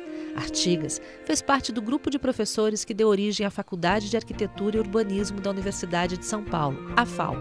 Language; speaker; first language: Portuguese; native; Portuguese